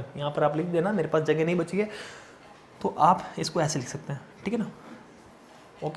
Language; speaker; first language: Hindi; native; Hindi